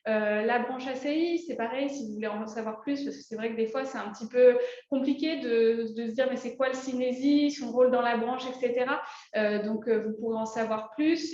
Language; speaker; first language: French; native; French